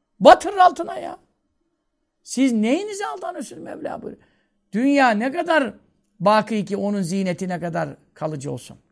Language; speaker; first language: Turkish; native; Turkish